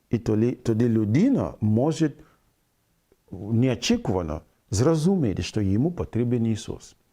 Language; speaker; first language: Ukrainian; non-native, fluent; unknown